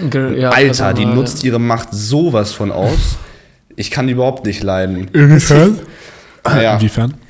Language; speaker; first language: German; native; German